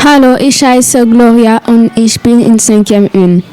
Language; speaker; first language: German; non-native, learner; French